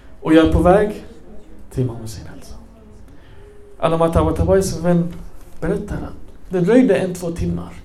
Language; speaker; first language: Swedish; early bilingual, other home language; Arabic